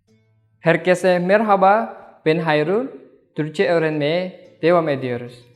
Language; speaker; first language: Turkish; non-native, learner; Indonesian